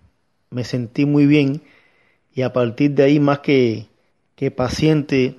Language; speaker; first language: Spanish; native; Spanish